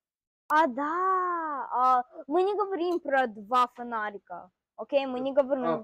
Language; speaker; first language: Russian; early bilingual, heritage; Russian